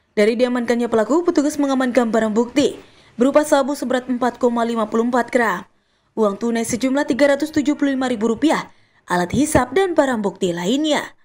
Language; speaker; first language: Indonesian; non-native, local second language; Sasak